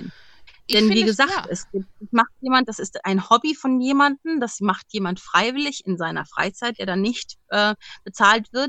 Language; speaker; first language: German; native; German